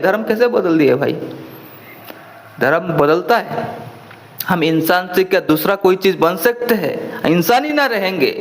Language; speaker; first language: Hindi; non-native, local second language; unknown